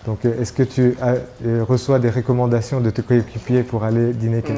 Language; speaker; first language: French; non-native, fluent; Turkish